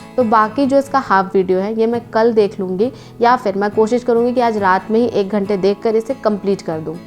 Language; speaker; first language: Hindi; native; Hindi